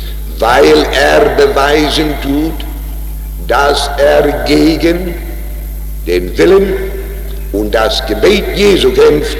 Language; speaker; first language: German; non-native, fluent; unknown